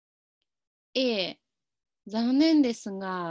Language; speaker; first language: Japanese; non-native, fluent; Chinese